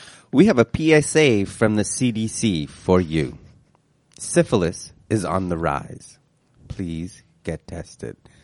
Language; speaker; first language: English; early bilingual, other home language; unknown